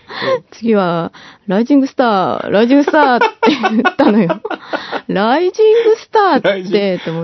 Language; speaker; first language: Japanese; native; Japanese